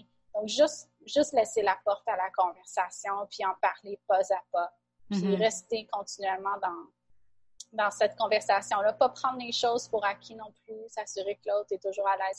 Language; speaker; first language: French; native; French